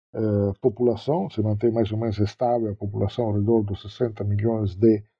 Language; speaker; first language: Portuguese; non-native, fluent; Italian